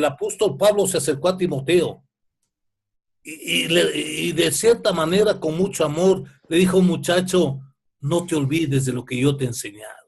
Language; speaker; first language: Spanish; native; Spanish